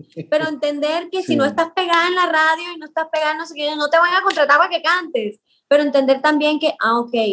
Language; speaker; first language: Spanish; native; Spanish